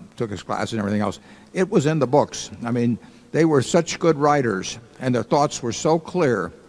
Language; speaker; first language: English; native; English